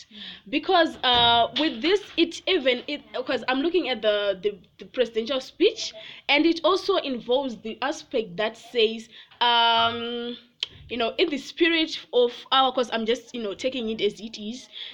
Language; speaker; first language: English; non-native, local second language; Shona